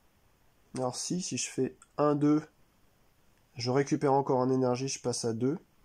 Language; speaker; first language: French; native; French